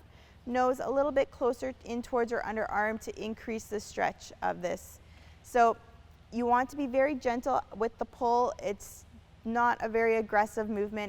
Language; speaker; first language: English; native; English